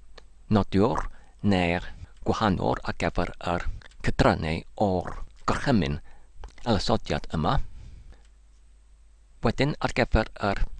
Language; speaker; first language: Welsh; non-native, learner; English